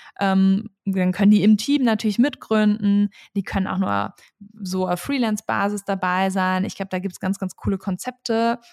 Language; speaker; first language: German; native; German